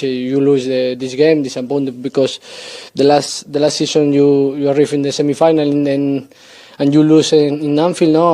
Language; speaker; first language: English; non-native, learner; Spanish